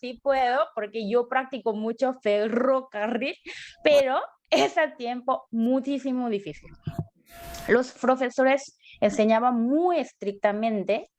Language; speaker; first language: Spanish; non-native, learner; Korean